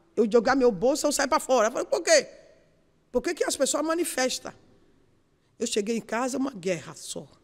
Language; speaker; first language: Portuguese; non-native, learner; Yoruba